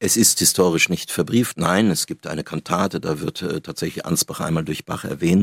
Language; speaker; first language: German; native; German